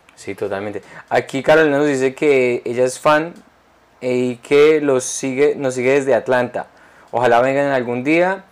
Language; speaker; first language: Spanish; early bilingual, heritage; Spanish